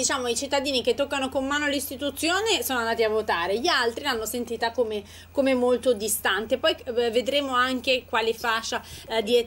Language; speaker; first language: Italian; native; Italian